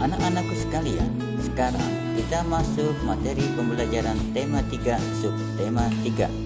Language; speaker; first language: Indonesian; native; Indonesian